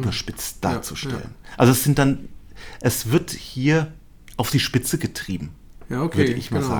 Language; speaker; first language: German; native; German